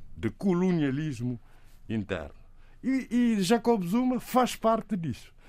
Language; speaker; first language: Portuguese; non-native, local second language; Kabuverdianu